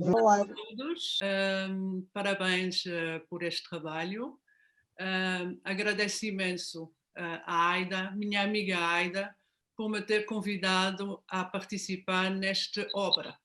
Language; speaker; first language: Portuguese; non-native, fluent; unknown